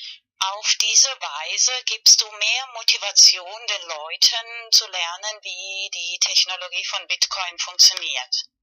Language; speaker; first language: German; non-native, fluent; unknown